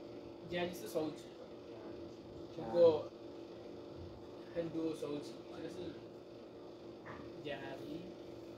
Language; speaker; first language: Chinese; non-native, learner; Indonesian